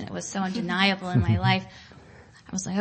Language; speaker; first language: English; native; English